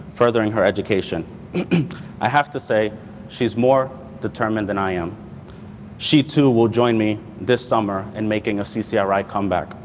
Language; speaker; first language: English; native; English